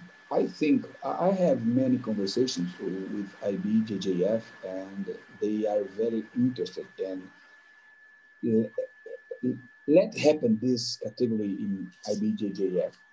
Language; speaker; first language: English; non-native, learner; Portuguese